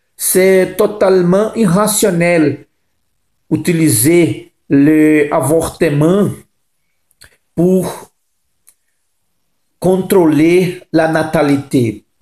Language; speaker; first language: French; non-native, learner; Portuguese